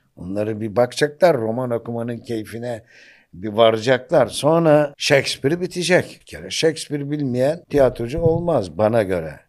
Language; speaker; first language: Turkish; native; Turkish